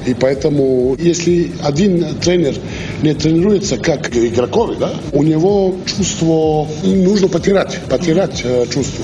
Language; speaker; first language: Russian; non-native, learner; Serbian